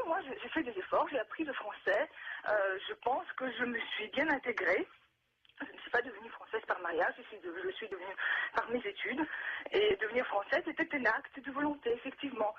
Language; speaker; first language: French; non-native, fluent; Russian